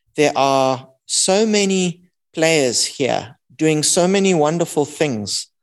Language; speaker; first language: English; native; English